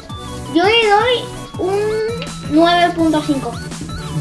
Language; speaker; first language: Spanish; native; Spanish